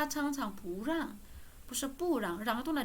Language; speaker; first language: Chinese; non-native, fluent; Indonesian